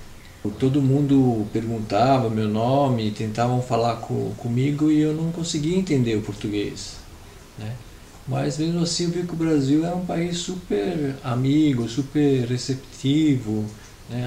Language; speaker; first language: Portuguese; early bilingual, other home language; Italian